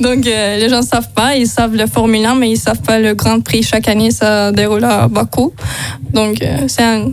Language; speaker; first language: French; non-native, learner; Azerbaijani